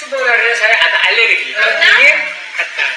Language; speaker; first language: Indonesian; non-native, learner; Korean